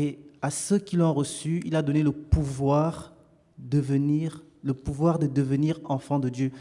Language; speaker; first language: French; native; French